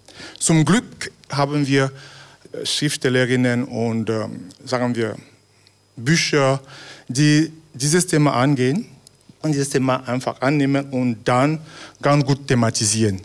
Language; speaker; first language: German; non-native, fluent; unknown